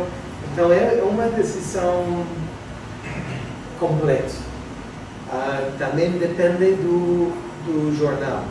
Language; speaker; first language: Portuguese; non-native, fluent; English